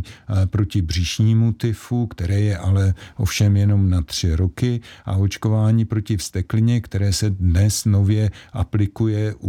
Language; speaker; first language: Czech; native; Czech